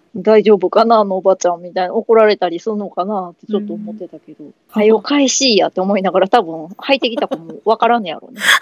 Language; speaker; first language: Japanese; native; Japanese